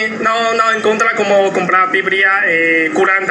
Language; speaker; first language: Portuguese; non-native, learner; Chinese